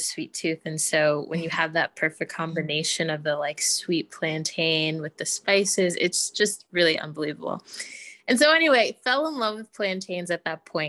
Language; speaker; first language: English; native; English